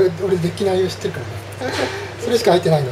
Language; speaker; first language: Japanese; native; Japanese